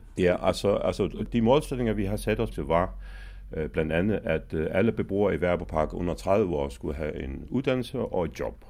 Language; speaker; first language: Danish; native; Danish